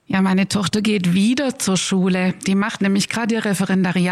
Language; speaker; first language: German; native; German